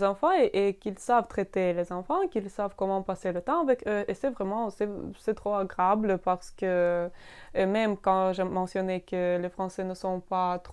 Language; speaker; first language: French; non-native, fluent; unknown